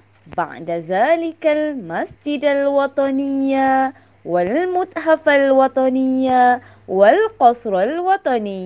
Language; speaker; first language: Arabic; non-native, learner; Malay